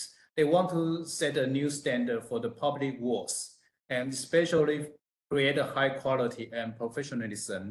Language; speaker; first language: English; non-native, fluent; Chinese